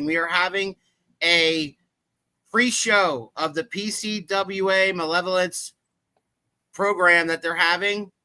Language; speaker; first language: English; native; English